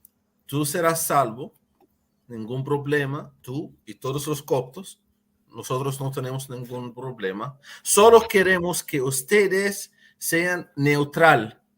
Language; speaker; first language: Spanish; non-native, fluent; Arabic